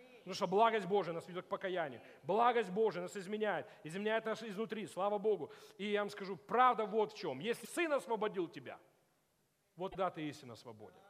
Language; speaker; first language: Russian; non-native, local second language; Ukrainian